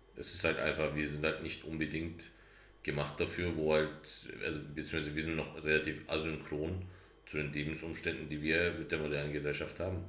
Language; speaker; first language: German; early bilingual, other home language; Turkish